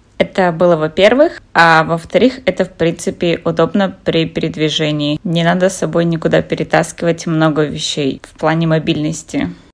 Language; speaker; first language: Russian; native; Russian